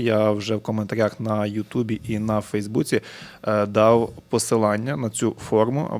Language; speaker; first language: Ukrainian; native; Ukrainian